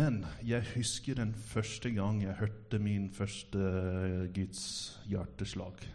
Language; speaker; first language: Norwegian; non-native, fluent; English